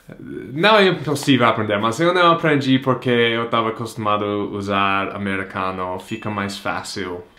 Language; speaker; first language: Portuguese; non-native, fluent; English